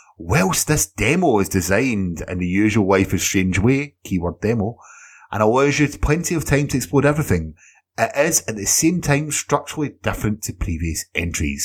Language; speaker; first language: English; native; English